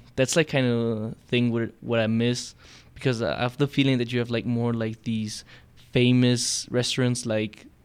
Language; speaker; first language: English; non-native, fluent; German